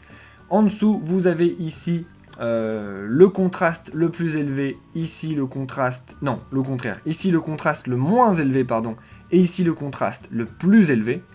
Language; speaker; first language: French; native; French